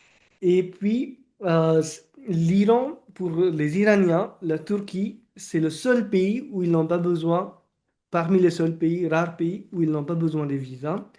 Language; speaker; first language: French; non-native, fluent; Marathi